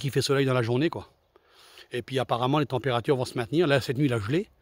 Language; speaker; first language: French; native; French